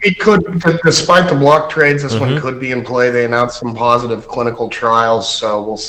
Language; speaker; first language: English; native; English